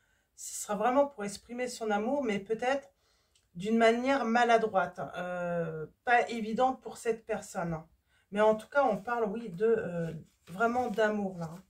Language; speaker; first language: French; native; French